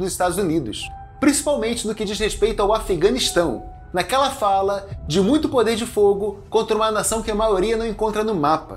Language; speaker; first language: Portuguese; native; Portuguese